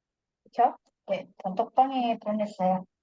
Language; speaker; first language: Korean; non-native, fluent; Indonesian